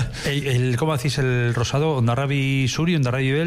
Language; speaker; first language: Spanish; native; Spanish